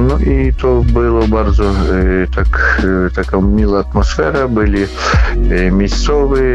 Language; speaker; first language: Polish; non-native, learner; Ukrainian